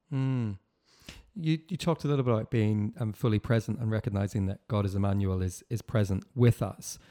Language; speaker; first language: English; native; English